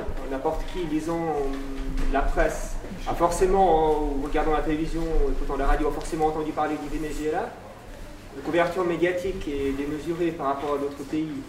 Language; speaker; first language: French; native; French